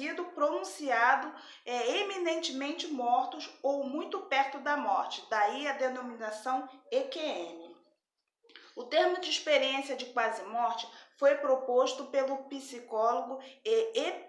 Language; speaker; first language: Portuguese; native; Portuguese